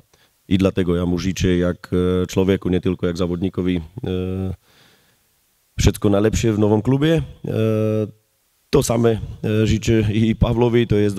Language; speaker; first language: Polish; non-native, learner; Slovak